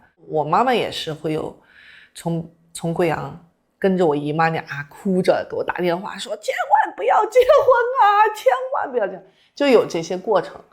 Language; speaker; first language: Chinese; native; Chinese